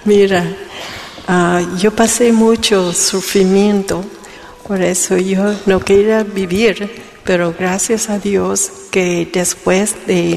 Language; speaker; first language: Spanish; non-native, learner; Vietnamese